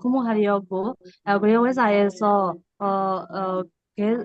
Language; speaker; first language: Korean; non-native, learner; Burmese